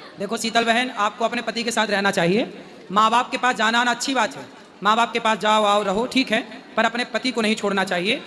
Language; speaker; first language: Hindi; native; Hindi